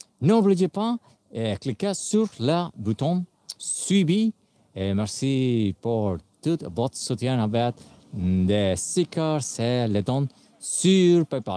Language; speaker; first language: French; non-native, learner; Spanish